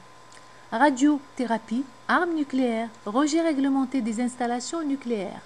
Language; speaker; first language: French; non-native, local second language; Arabic